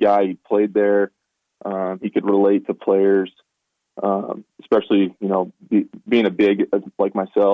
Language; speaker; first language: English; native; English